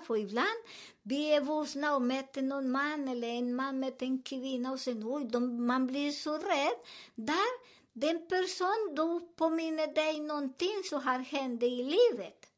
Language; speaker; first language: Swedish; non-native, fluent; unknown